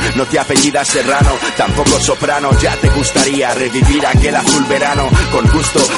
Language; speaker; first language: Spanish; native; Spanish